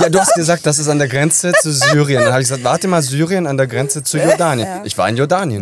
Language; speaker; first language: German; early bilingual, other home language; Italian